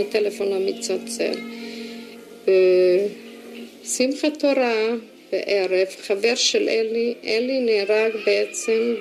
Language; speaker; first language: Hebrew; non-native, fluent; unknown